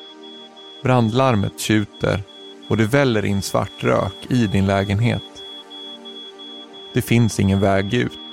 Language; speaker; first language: Swedish; native; Swedish